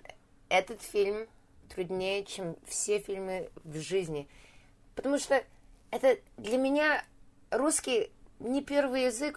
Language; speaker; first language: Russian; early bilingual, heritage; Russian